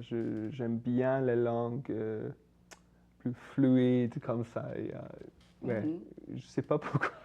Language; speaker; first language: French; non-native, fluent; English